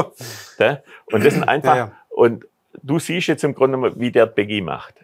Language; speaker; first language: German; native; German